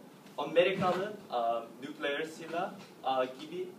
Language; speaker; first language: Turkish; non-native, learner; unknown